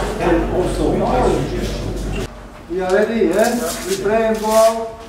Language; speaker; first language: English; non-native, learner; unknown